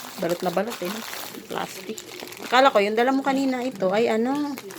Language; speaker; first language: Filipino; non-native, local second language; Cebuano